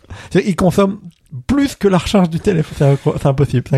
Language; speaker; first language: French; native; French